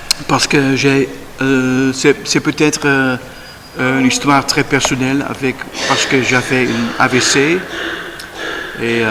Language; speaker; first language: French; non-native, learner; Dutch